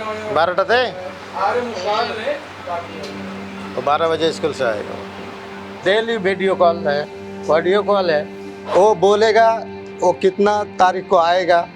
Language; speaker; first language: Hindi; non-native, local second language; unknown